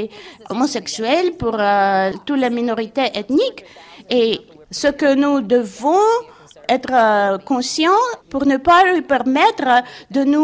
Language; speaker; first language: French; non-native, fluent; English